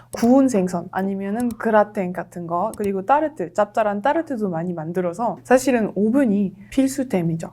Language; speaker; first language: Korean; non-native, fluent; French